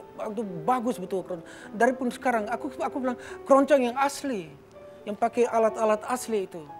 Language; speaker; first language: Indonesian; early bilingual, heritage; Indonesian